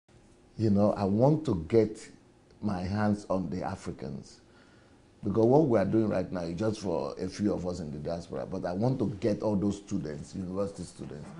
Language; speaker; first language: English; non-native, local second language; Yoruba